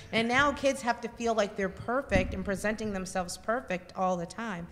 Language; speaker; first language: English; native; English